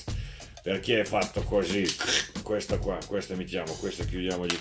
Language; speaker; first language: Italian; non-native, fluent; Russian